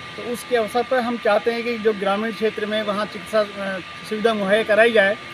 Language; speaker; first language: Hindi; native; Hindi